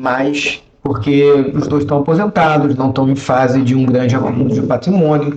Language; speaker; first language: Portuguese; native; Portuguese